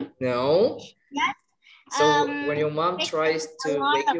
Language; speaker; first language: English; non-native, fluent; Indonesian